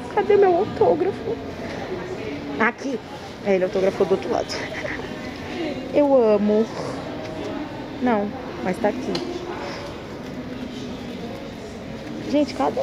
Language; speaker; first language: Portuguese; native; Portuguese